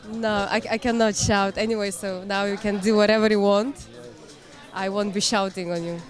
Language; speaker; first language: English; non-native, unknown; Lithuanian